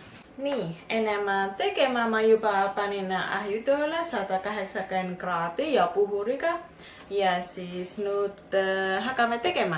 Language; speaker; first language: Estonian; non-native, learner; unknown